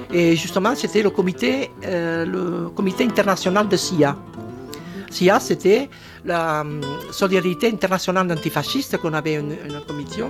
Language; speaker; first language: French; non-native, fluent; Spanish